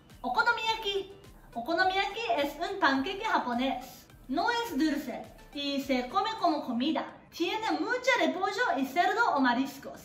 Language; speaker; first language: Spanish; non-native, fluent; Japanese